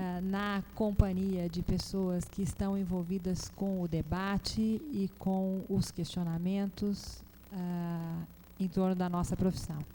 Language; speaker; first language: Portuguese; native; Portuguese